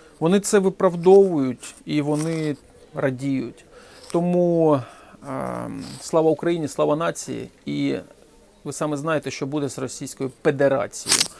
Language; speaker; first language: Ukrainian; non-native, local second language; Russian